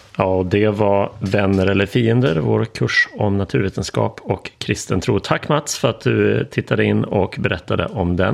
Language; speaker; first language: Swedish; native; Swedish